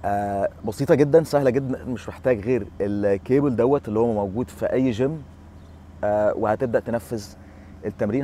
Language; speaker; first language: Arabic; native; Arabic